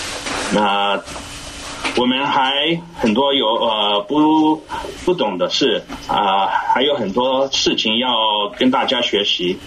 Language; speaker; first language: Chinese; early bilingual, heritage; English